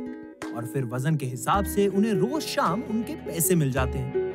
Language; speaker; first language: Hindi; native; Hindi